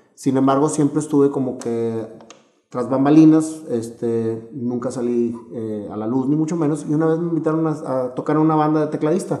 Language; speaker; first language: Spanish; native; Spanish